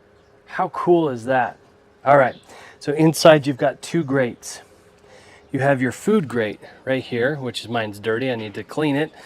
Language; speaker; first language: English; native; English